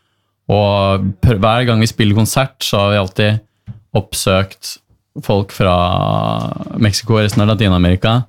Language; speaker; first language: Norwegian; native; Norwegian